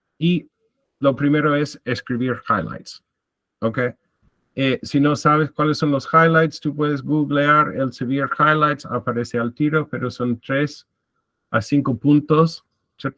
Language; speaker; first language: Spanish; non-native, fluent; English